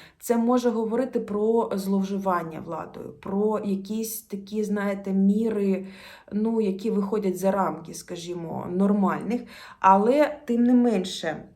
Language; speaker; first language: Ukrainian; non-native, local second language; Russian